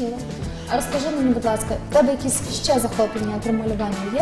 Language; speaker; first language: Ukrainian; native; Ukrainian